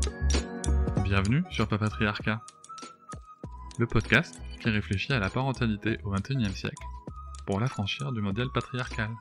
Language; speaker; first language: French; native; French